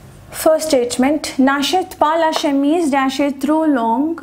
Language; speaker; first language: French; non-native, fluent; Hindi